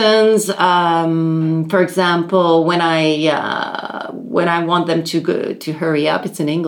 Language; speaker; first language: English; non-native, local second language; French